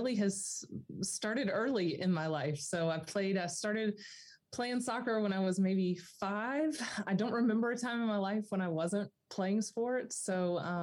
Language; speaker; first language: English; native; English